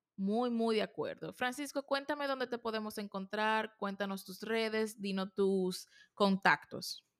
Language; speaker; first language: Spanish; native; Spanish